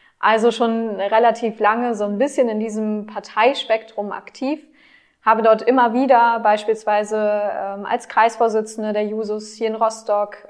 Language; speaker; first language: German; native; German